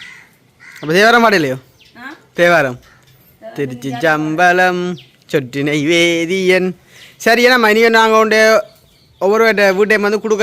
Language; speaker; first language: Tamil; native; Tamil